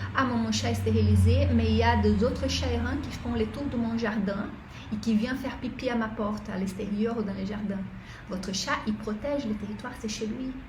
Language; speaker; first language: French; non-native, fluent; Portuguese